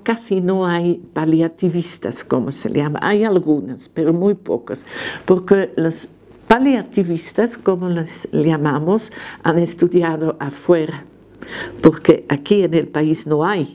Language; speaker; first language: Spanish; non-native, fluent; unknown